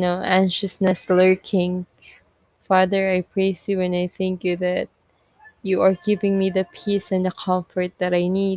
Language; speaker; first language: English; non-native, local second language; Filipino